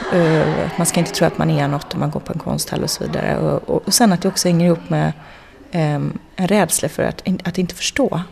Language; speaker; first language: Swedish; native; Swedish